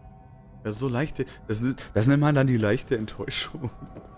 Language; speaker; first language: German; native; German